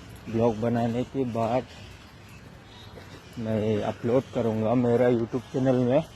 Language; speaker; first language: Hindi; non-native, local second language; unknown